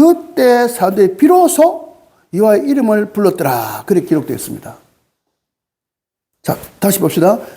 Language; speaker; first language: Korean; native; Korean